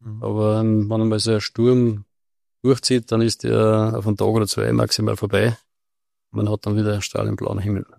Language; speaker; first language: German; native; German